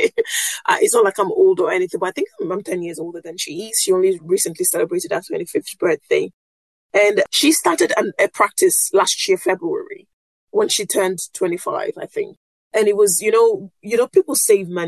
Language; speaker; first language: English; non-native, local second language; Yoruba